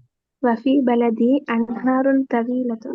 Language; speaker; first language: Arabic; non-native, learner; Tamil